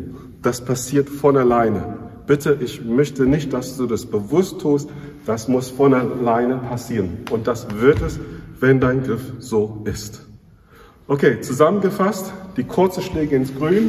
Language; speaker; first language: German; non-native, fluent; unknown